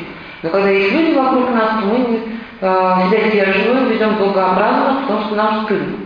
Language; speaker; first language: Russian; native; Russian